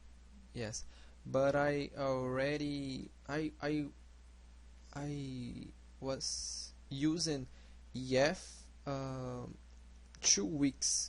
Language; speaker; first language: English; non-native, learner; Portuguese